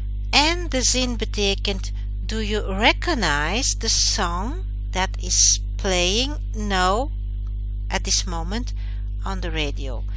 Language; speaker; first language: English; non-native, fluent; Dutch